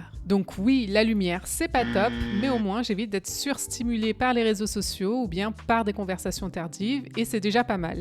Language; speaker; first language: French; native; French